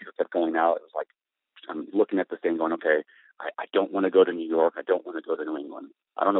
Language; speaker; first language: English; native; English